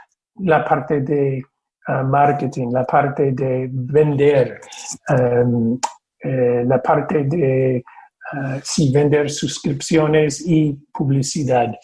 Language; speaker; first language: Spanish; non-native, fluent; English